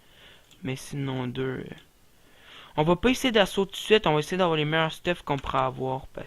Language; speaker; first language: French; native; French